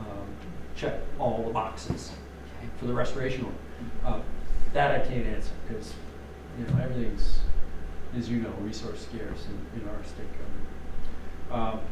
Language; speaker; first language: English; native; English